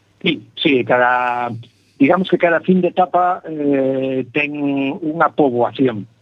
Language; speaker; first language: Galician; native; Galician